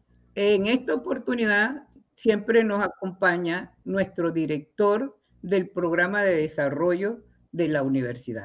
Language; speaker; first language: Spanish; native; Spanish